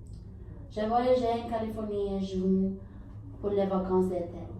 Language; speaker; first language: French; non-native, learner; English